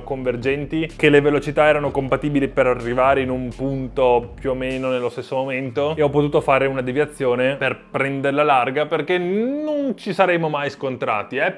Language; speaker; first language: Italian; native; Italian